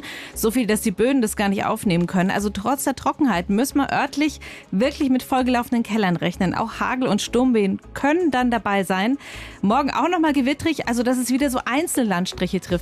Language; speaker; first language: German; native; German